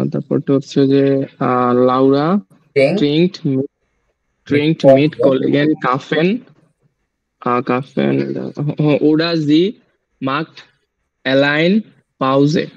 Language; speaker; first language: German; non-native, learner; Bangla